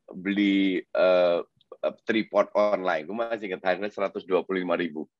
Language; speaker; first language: Indonesian; non-native, fluent; Dutch